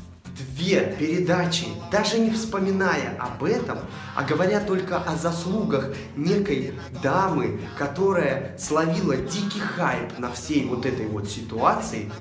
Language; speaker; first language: Russian; native; Russian